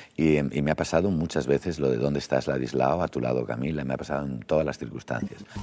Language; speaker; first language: Spanish; native; Spanish